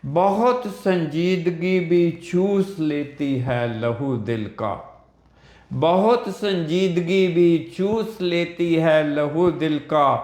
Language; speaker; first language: Urdu; non-native, local second language; Punjabi